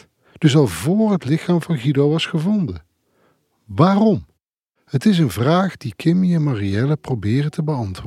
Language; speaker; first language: Dutch; native; Dutch